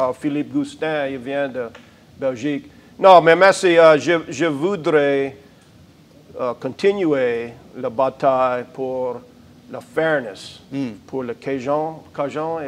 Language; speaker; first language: French; non-native, local second language; English